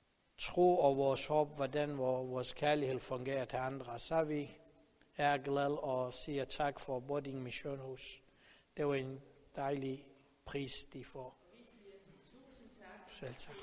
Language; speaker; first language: Danish; non-native, learner; Persian